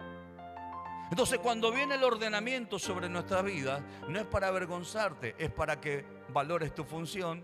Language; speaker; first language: Spanish; native; Spanish